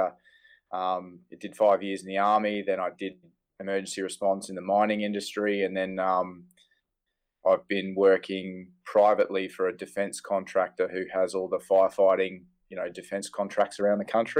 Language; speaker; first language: English; native; English